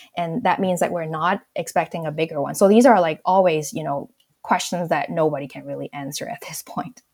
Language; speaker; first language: English; non-native, local second language; Cantonese